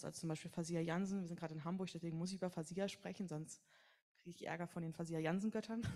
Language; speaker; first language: German; native; German